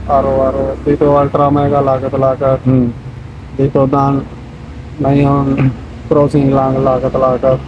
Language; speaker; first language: Filipino; non-native, learner; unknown